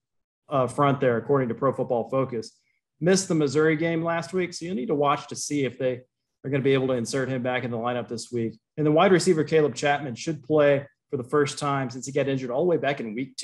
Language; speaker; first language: English; native; English